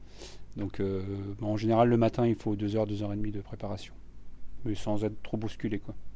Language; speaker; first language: French; native; French